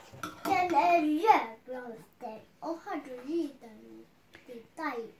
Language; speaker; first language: Swedish; non-native, learner; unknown